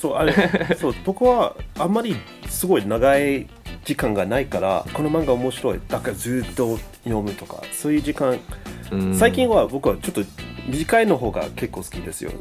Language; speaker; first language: Japanese; non-native, fluent; English